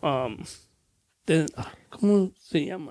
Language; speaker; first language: Spanish; early bilingual, heritage; Spanish